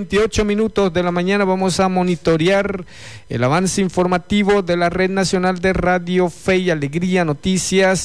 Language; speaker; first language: Spanish; native; Spanish